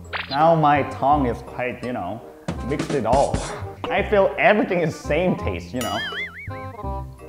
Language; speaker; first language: English; early bilingual, other home language; Korean